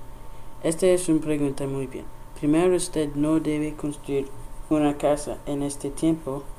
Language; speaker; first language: Spanish; non-native, learner; English